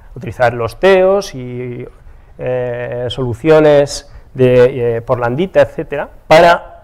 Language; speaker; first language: Spanish; native; Spanish